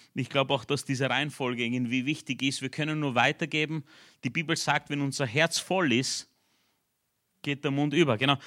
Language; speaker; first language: German; early bilingual, other home language; Romanian